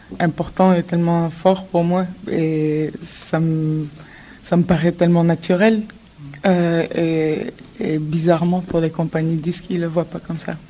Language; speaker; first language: French; non-native, fluent; Spanish